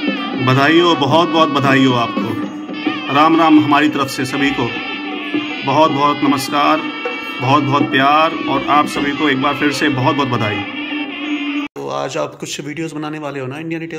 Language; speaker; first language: Hindi; native; Hindi